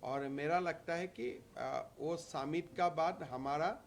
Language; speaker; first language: Hindi; non-native, local second language; Assamese